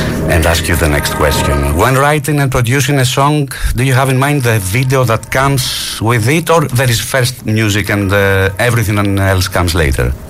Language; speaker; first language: English; non-native, fluent; Greek